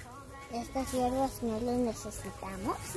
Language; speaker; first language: Spanish; early bilingual, heritage; Spanish